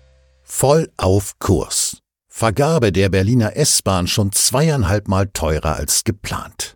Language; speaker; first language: German; native; German